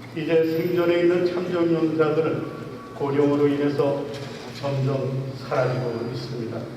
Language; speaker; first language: Korean; native; Korean